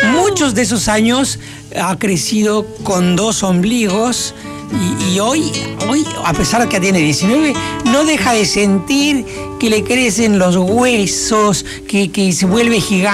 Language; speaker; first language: Spanish; native; Spanish